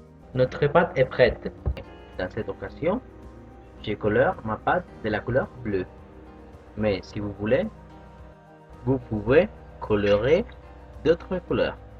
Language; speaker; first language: French; non-native, fluent; Spanish